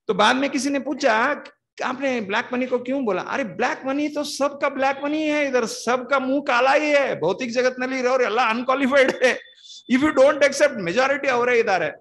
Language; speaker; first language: Hindi; non-native, local second language; Kannada